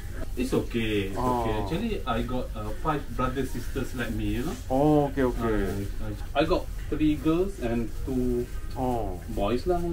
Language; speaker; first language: English; non-native, local second language; Malay